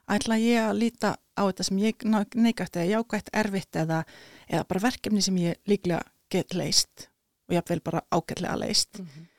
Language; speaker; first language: Icelandic; non-native, fluent; Finnish